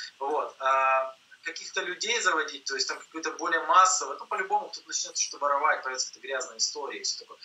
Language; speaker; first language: Russian; native; Russian